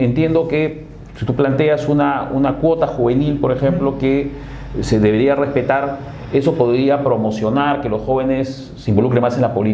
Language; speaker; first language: Spanish; native; Spanish